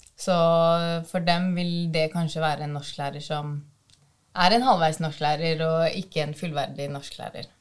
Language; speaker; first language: Norwegian; early bilingual, other home language; Albanian